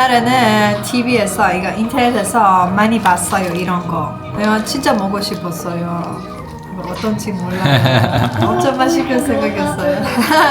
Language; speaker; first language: Korean; non-native, learner; Persian